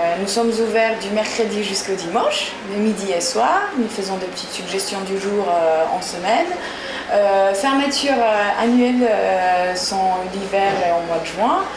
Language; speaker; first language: French; non-native, fluent; Polish